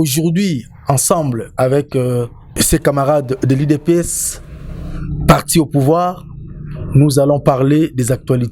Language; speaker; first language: French; non-native, local second language; Lingala